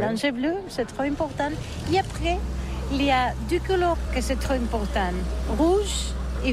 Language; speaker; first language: French; non-native, learner; Catalan